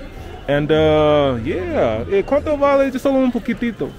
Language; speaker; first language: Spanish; non-native, learner; English